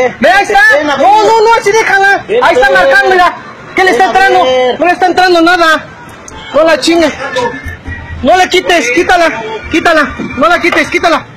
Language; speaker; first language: Spanish; native; Spanish